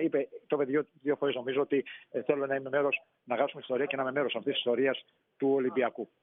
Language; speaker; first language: Greek; native; Greek